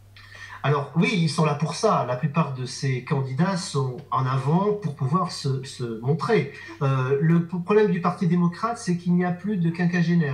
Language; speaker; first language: French; native; French